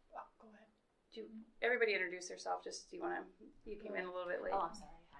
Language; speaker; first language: English; non-native, fluent; Portuguese